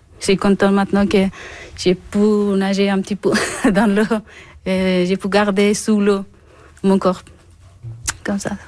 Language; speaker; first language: French; non-native, learner; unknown